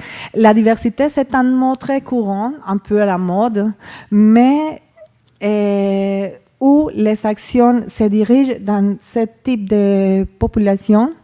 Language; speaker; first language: French; non-native, fluent; Spanish